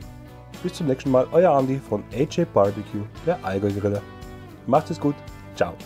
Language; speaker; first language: German; native; German